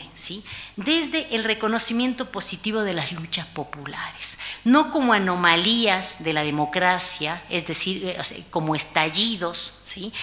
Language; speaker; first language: Spanish; native; Spanish